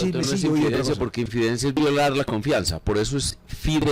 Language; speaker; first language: Spanish; native; Spanish